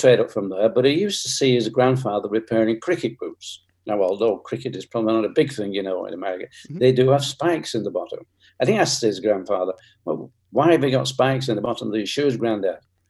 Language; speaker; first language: English; native; English